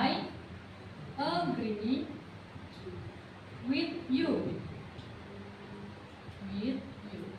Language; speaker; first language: English; non-native, fluent; Indonesian